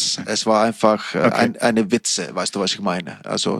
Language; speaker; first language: German; non-native, fluent; Icelandic